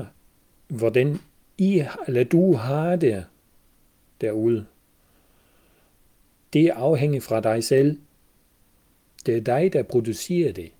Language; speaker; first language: Danish; non-native, fluent; German